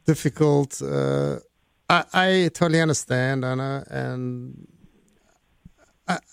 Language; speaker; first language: English; native; English